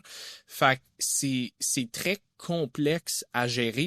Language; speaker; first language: French; native; French